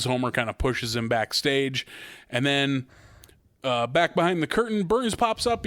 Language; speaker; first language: English; native; English